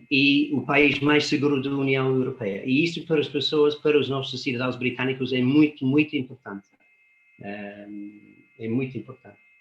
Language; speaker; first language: Portuguese; non-native, fluent; English